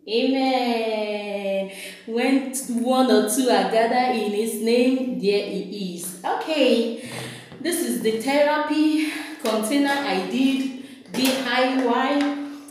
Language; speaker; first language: English; non-native, local second language; Igbo